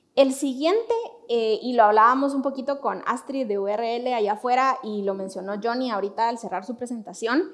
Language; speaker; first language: Spanish; native; Spanish